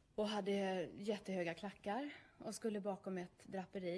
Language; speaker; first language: Swedish; native; Swedish